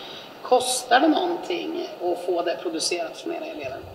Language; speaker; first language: Swedish; native; Swedish